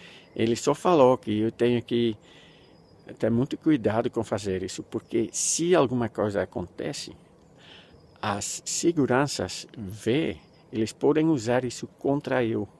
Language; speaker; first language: Portuguese; non-native, fluent; Dutch